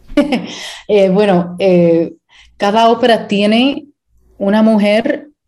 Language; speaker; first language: Spanish; early bilingual, heritage; Spanish